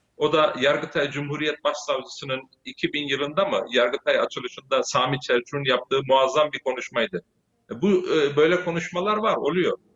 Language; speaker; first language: Turkish; early bilingual, heritage; Turkish